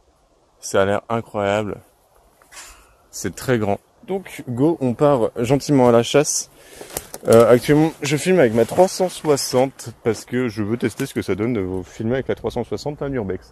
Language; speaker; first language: French; native; French